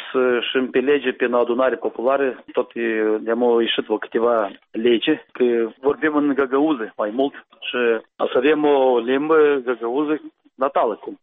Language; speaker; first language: Romanian; non-native, local second language; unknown